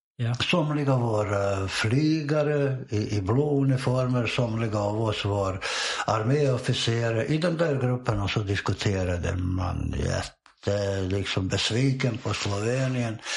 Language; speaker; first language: Swedish; non-native, fluent; Bosnian